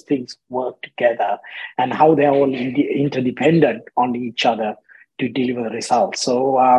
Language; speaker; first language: English; non-native, local second language; Sinhala